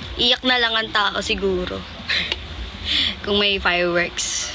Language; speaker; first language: Filipino; native; Filipino